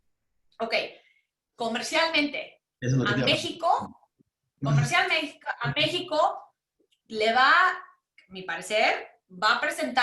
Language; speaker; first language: Spanish; native; Spanish